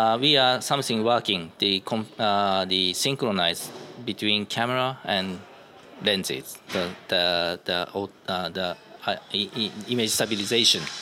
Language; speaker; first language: English; non-native, learner; Japanese